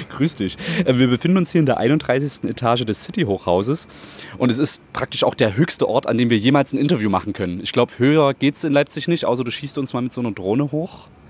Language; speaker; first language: German; native; German